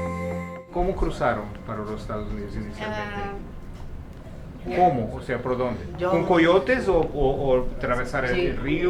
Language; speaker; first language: Spanish; non-native, fluent; Portuguese